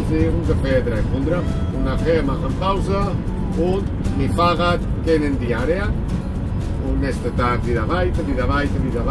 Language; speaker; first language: German; non-native, learner; Spanish